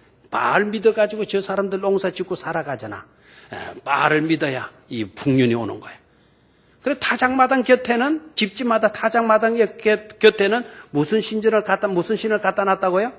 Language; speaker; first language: Korean; native; Korean